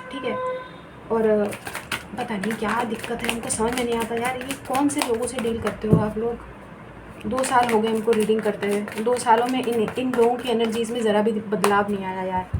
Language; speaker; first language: Hindi; non-native, local second language; Bangla